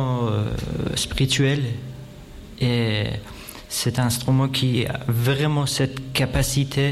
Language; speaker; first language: French; non-native, fluent; Persian